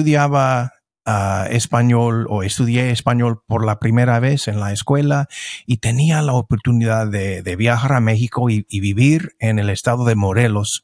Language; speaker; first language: Spanish; non-native, fluent; English